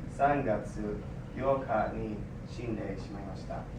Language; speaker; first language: Japanese; non-native, learner; English